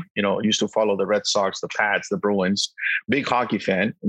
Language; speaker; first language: English; non-native, fluent; Spanish